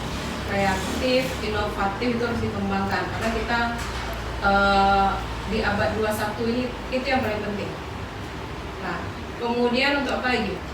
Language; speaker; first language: Indonesian; non-native, local second language; Minangkabau